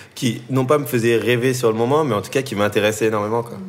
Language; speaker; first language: French; native; French